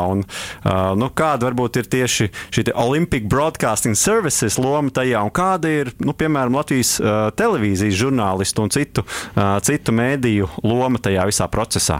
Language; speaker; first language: Latvian; native; Latvian